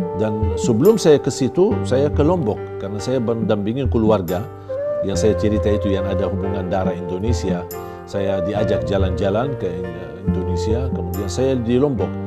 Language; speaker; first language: Indonesian; non-native, fluent; Arabic